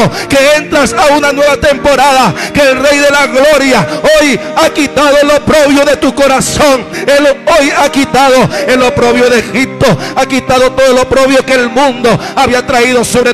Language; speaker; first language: Spanish; native; Spanish